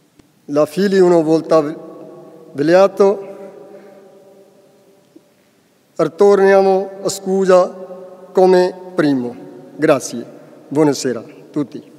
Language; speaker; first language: Italian; non-native, learner; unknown